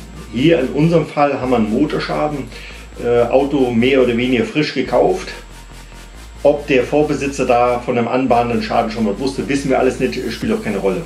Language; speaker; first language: German; native; German